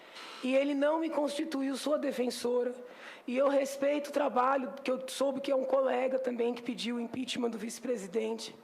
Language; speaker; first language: Portuguese; native; Portuguese